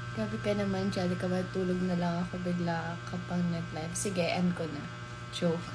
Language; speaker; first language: Filipino; native; Filipino